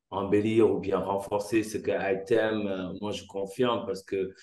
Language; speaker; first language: French; non-native, local second language; Wolof